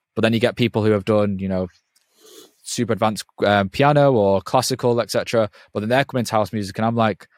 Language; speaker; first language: English; native; English